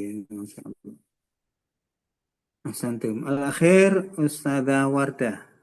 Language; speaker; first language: Arabic; non-native, fluent; Indonesian